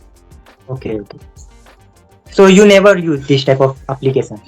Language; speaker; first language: English; non-native, local second language; Hindi